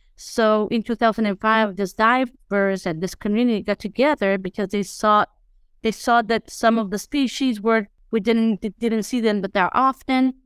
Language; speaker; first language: English; non-native, fluent; Spanish